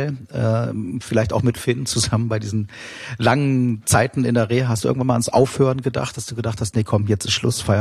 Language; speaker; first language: German; native; German